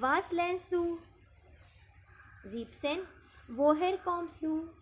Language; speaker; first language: German; non-native, fluent; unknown